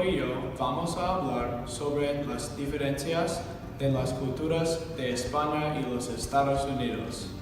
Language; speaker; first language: Spanish; non-native, learner; English